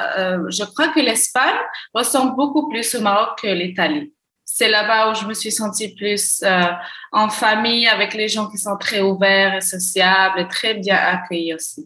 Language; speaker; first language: French; non-native, local second language; Arabic